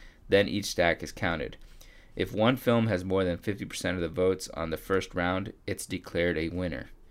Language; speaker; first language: English; early bilingual, other home language; Spanish